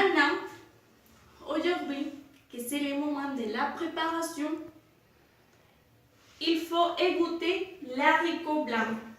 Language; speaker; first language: French; non-native, learner; Spanish